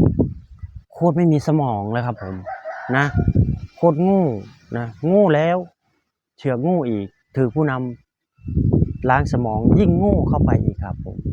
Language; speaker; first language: Thai; non-native, local second language; Lao